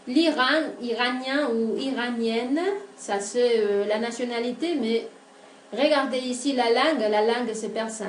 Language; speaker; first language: French; non-native, fluent; Spanish